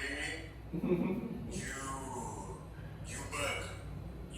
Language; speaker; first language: English; non-native, learner; Portuguese